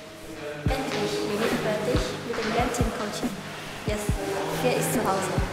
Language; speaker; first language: German; non-native, learner; Vietnamese